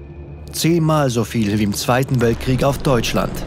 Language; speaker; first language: German; native; German